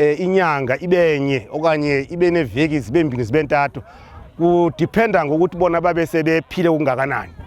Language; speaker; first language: Xhosa; native; Xhosa